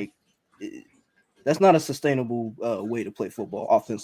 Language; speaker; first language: English; native; English